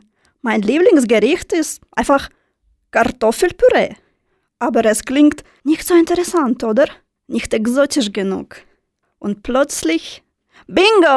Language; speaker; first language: German; non-native, fluent; Russian